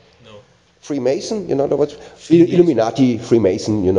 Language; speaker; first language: English; non-native, learner; German